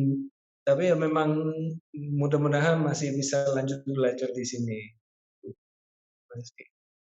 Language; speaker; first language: Indonesian; non-native, fluent; Spanish